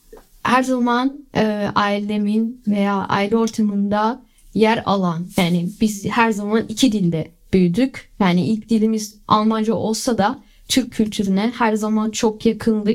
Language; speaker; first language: Turkish; early bilingual, other home language; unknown